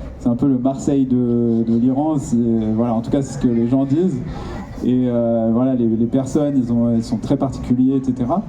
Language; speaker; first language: French; native; French